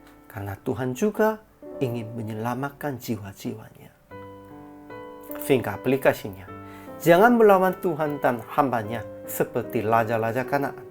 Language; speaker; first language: Indonesian; non-native, fluent; Korean